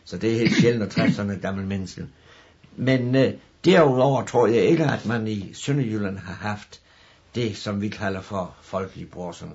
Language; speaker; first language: Danish; native; Danish